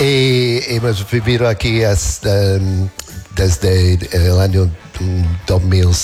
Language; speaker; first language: Spanish; non-native, learner; English